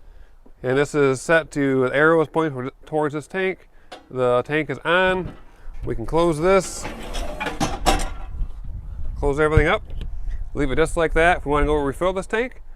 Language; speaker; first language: English; native; English